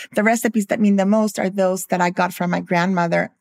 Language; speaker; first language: English; early bilingual, other home language; Spanish